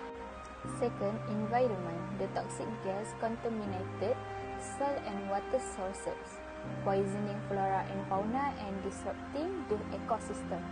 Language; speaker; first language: English; non-native, local second language; Malay